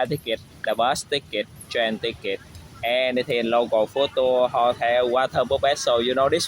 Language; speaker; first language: English; non-native, learner; Vietnamese